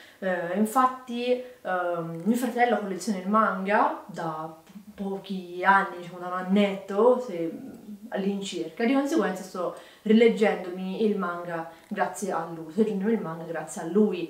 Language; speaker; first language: Italian; native; Italian